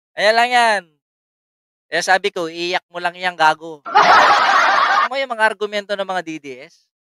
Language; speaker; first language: Filipino; native; Filipino